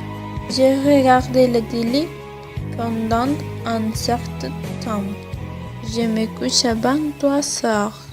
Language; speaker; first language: French; non-native, learner; Spanish